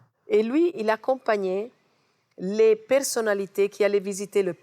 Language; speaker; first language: French; non-native, fluent; Italian